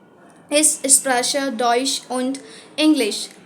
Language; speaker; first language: German; non-native, learner; Hindi